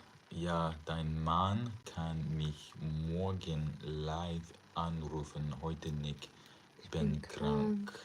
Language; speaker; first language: German; non-native, learner; English